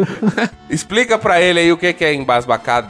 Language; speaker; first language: Portuguese; native; Portuguese